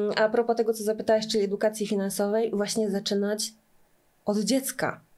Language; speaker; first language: Polish; native; Polish